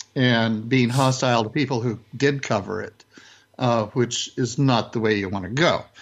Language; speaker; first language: English; native; English